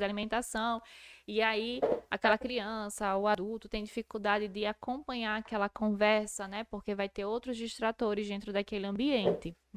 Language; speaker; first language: Portuguese; native; Portuguese